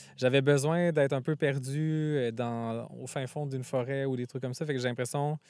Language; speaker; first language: French; native; French